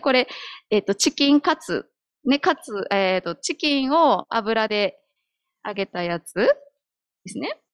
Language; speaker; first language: Japanese; non-native, learner; German